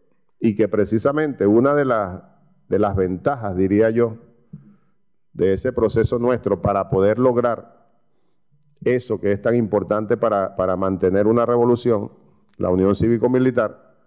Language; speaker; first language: Spanish; native; Spanish